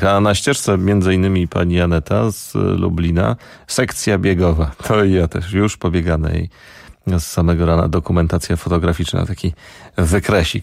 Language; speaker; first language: Polish; native; Polish